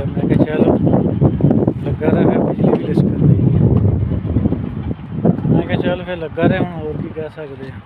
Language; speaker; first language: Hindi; non-native, local second language; Punjabi